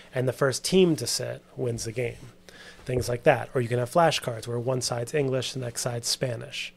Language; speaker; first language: English; native; English